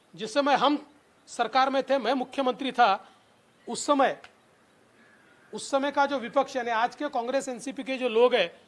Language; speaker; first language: Hindi; non-native, local second language; Marathi